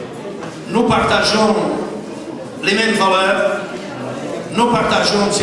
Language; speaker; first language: French; non-native, fluent; Portuguese